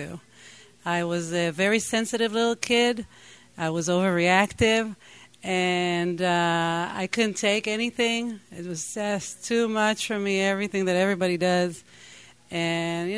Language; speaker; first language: English; non-native, fluent; Hebrew